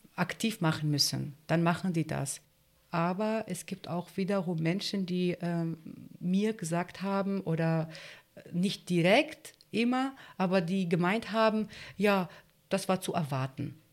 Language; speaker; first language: German; non-native, fluent; Turkish